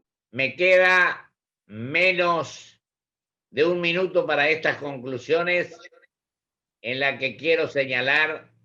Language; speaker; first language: Spanish; native; Spanish